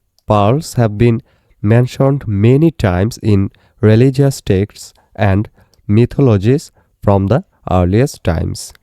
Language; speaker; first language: English; non-native, local second language; Bangla